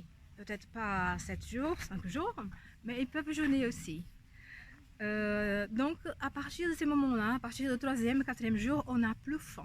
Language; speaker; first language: French; non-native, fluent; Portuguese